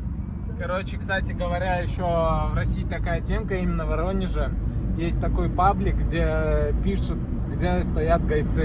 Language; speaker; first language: Russian; non-native, fluent; Turkmen